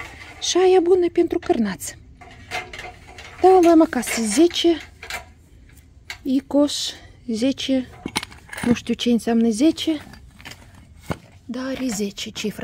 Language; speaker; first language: Romanian; non-native, learner; Russian